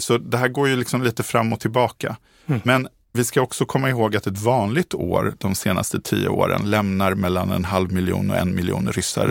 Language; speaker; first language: Swedish; native; Swedish